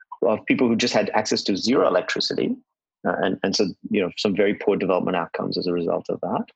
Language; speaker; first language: English; non-native, local second language; Hindi